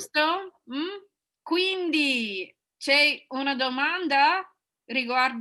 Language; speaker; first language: Italian; non-native, fluent; English